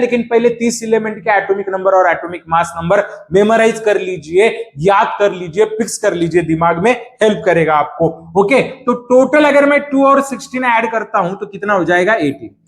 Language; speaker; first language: Hindi; non-native, local second language; Marathi